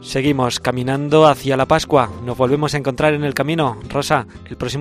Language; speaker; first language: Spanish; native; Spanish